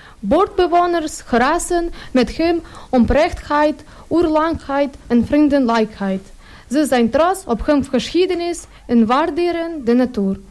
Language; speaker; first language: Dutch; non-native, learner; Ukrainian